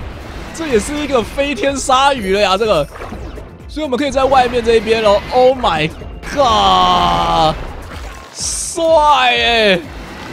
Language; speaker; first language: Chinese; native; Chinese